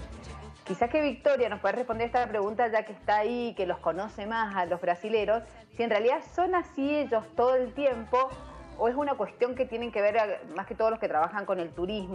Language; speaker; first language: Spanish; native; Spanish